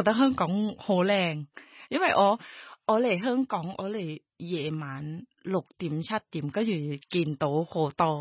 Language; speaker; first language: Cantonese; non-native, fluent; Thai